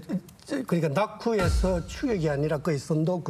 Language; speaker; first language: Korean; native; Korean